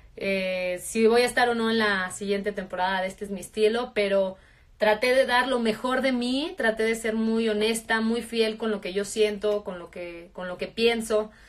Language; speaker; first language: Spanish; native; Spanish